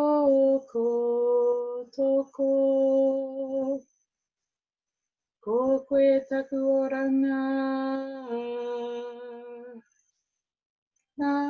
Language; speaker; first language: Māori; non-native, fluent; English